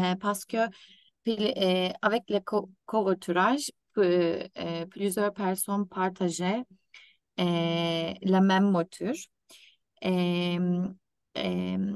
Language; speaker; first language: French; non-native, learner; Turkish